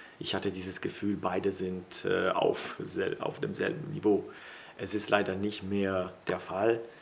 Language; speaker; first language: German; non-native, fluent; Italian